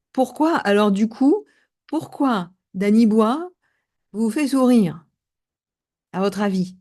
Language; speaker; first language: French; native; French